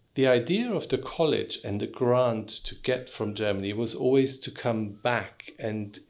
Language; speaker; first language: English; non-native, fluent; German